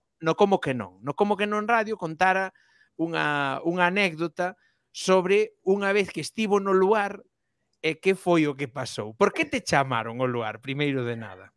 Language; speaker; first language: Galician; native; Galician